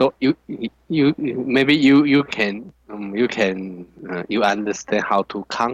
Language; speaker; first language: English; non-native, learner; Chinese